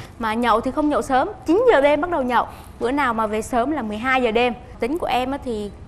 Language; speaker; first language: Vietnamese; native; Vietnamese